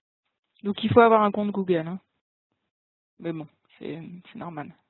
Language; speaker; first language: French; native; French